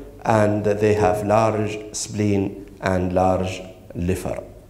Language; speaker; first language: English; non-native, fluent; Arabic